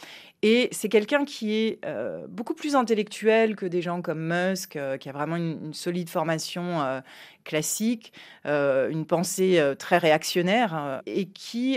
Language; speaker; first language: French; native; French